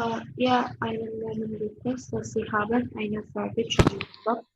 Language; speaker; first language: German; non-native, learner; Indonesian